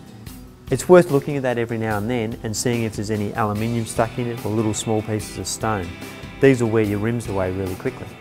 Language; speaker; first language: English; native; English